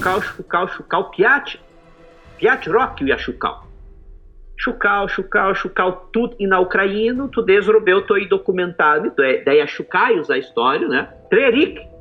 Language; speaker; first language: Ukrainian; early bilingual, heritage; Portuguese